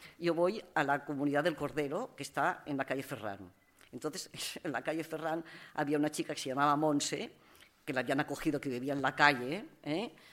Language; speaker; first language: Spanish; non-native, local second language; Catalan